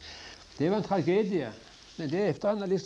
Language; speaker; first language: Norwegian; native; Norwegian